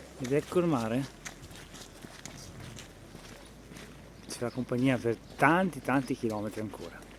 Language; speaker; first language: Italian; native; Italian